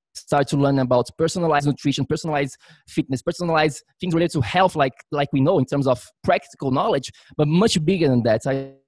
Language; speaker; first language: English; non-native, fluent; Portuguese